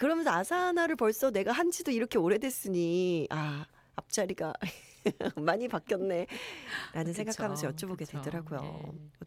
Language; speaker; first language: Korean; native; Korean